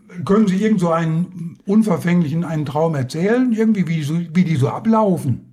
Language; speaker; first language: German; native; German